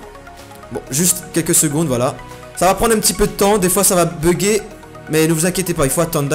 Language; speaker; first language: French; native; French